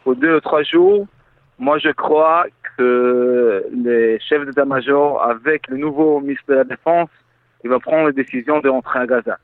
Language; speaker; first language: French; non-native, fluent; Hebrew